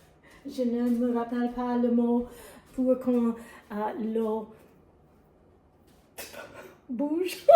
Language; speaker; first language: French; non-native, learner; English